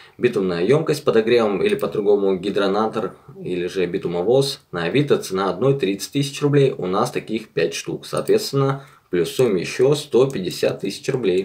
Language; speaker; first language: Russian; native; Russian